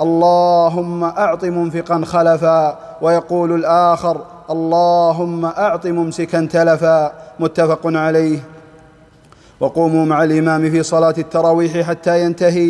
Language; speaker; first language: Arabic; native; Arabic